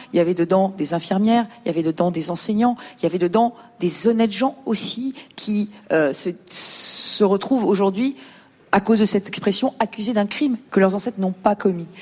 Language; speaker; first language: French; native; French